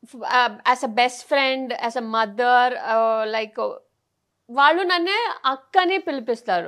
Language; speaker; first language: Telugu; non-native, fluent; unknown